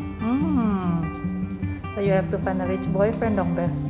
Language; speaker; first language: English; non-native, fluent; Indonesian